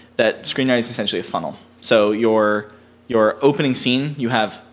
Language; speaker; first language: English; native; English